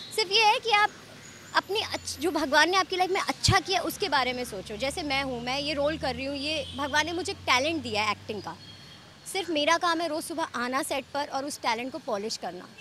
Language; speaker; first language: Hindi; native; Hindi